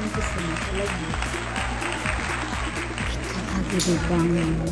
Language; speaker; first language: English; non-native, learner; Indonesian